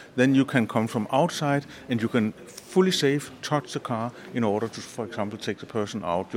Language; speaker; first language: English; non-native, fluent; Danish